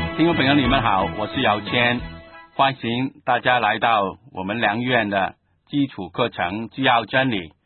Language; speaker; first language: Chinese; non-native, local second language; Cantonese